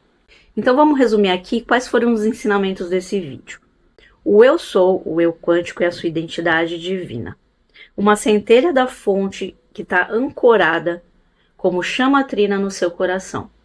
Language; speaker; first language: Portuguese; native; Portuguese